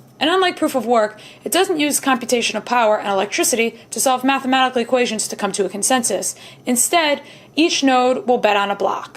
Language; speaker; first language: English; native; English